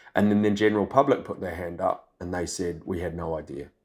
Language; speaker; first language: English; native; English